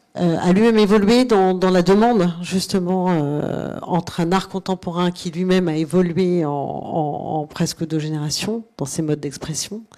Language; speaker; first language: French; native; French